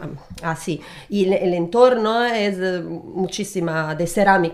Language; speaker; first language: Spanish; non-native, learner; Italian